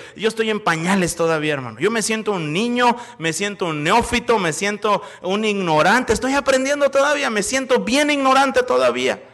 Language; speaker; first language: Spanish; native; Spanish